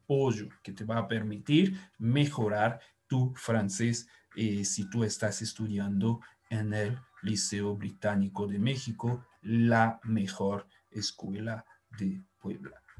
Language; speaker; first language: Spanish; non-native, fluent; French